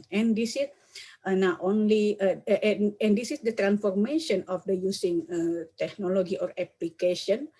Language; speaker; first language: English; non-native, learner; Indonesian